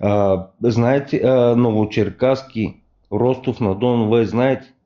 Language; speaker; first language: Russian; non-native, learner; Bulgarian